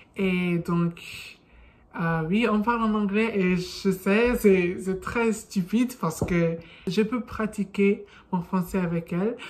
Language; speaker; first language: French; non-native, learner; English